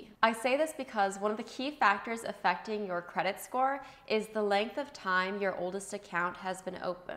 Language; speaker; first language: English; native; English